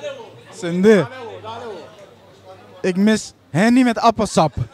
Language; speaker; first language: Dutch; native; Dutch